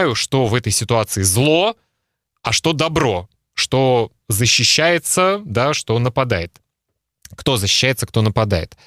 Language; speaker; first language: Russian; native; Russian